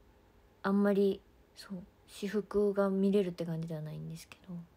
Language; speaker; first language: Japanese; native; Japanese